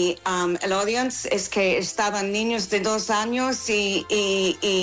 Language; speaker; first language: Spanish; non-native, fluent; English